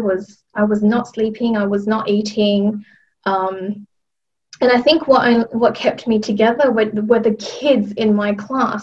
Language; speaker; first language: English; native; English